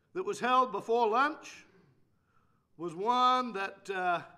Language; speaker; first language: English; native; English